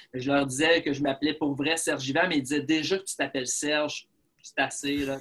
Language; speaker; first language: French; native; French